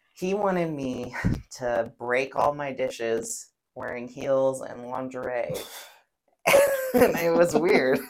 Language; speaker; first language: English; native; English